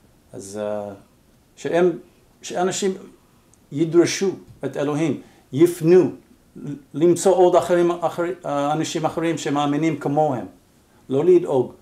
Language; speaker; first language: Hebrew; non-native, fluent; English